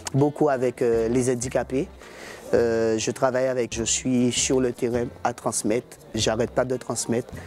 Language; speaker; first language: French; native; French